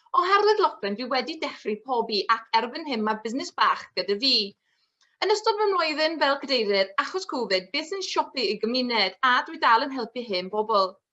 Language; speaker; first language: Welsh; non-native, local second language; English